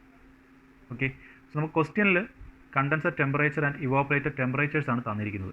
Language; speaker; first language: Malayalam; native; Malayalam